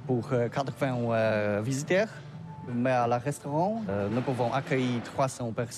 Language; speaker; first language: French; non-native, learner; Polish